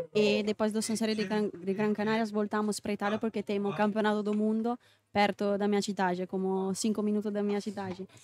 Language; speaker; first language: Portuguese; non-native, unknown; Italian